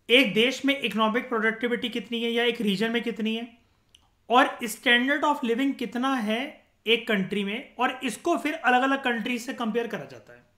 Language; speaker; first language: Hindi; native; Hindi